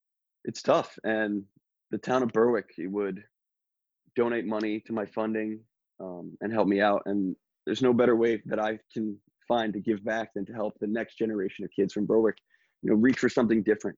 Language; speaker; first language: English; native; English